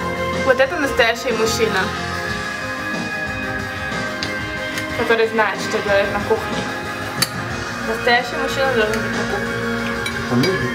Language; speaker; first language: Russian; early bilingual, heritage; Russian